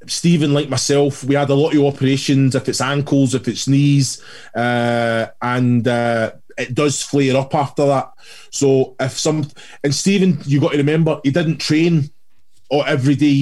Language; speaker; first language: English; native; English